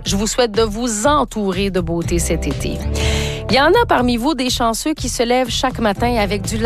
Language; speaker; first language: French; native; French